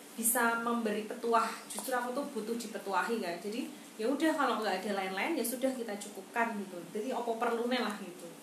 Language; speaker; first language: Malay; non-native, local second language; Javanese